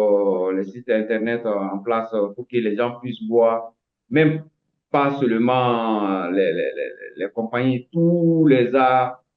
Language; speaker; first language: French; non-native, local second language; Bambara